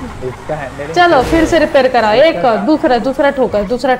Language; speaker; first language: Hindi; native; Hindi